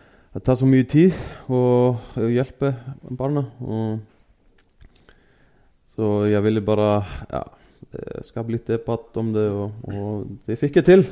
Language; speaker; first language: Norwegian; non-native, fluent; Icelandic